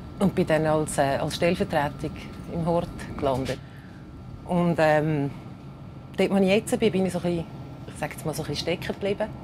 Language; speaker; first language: German; early bilingual, heritage; German